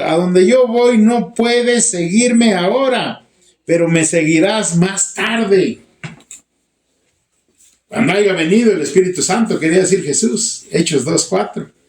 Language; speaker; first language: Spanish; native; Spanish